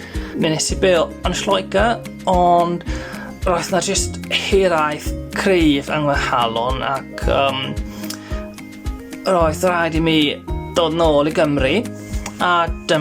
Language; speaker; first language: Welsh; non-native, learner; German